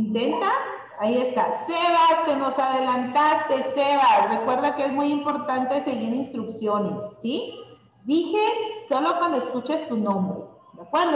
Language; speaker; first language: Spanish; native; Spanish